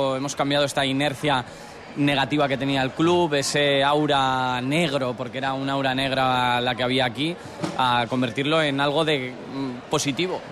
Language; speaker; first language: Spanish; native; Spanish